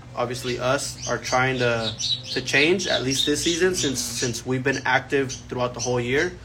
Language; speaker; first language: English; early bilingual, other home language; Spanish